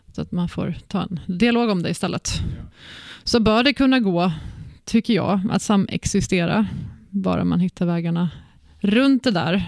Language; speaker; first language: Swedish; native; Swedish